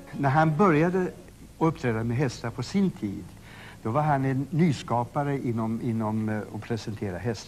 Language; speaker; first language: Swedish; native; Swedish